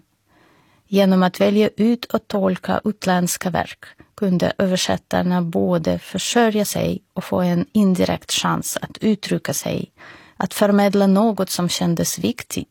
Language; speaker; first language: Swedish; non-native, fluent; Russian